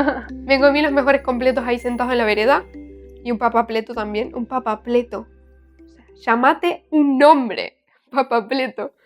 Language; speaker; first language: Spanish; native; Spanish